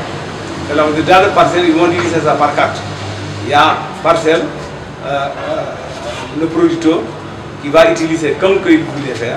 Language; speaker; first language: French; non-native, local second language; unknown